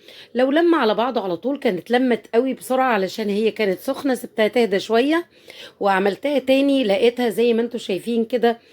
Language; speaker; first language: Arabic; native; Arabic